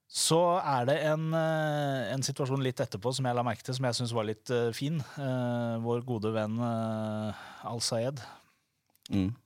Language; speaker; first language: Norwegian; native; Norwegian